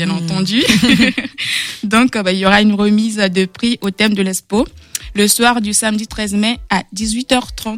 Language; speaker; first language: French; native; French